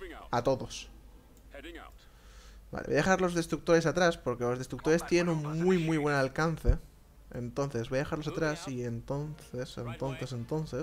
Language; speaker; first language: Spanish; native; Spanish